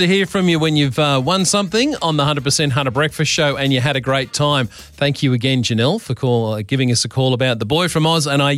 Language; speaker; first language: English; native; English